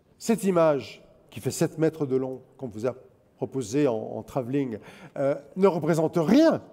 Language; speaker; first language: French; native; French